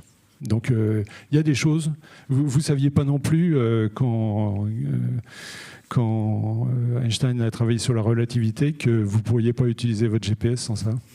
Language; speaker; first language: French; native; French